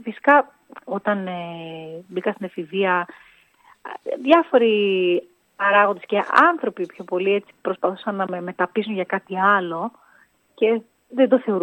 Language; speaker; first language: Greek; native; Greek